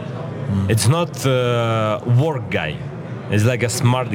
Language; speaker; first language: English; non-native, learner; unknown